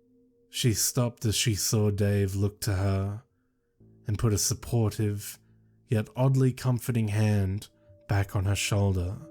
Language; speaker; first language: English; native; English